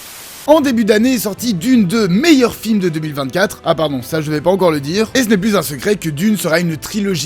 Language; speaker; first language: French; native; French